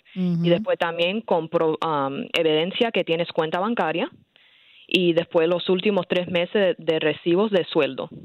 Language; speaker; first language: Spanish; early bilingual, heritage; English